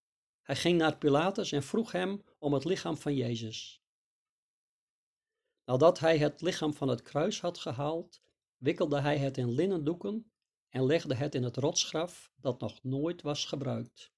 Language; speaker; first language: Dutch; native; Dutch